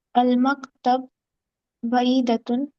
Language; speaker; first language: Arabic; non-native, learner; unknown